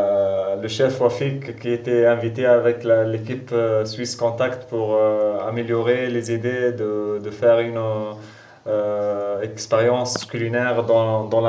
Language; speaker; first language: French; non-native, local second language; Arabic